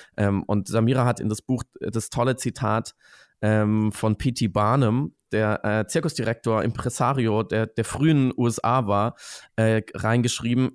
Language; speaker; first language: German; native; German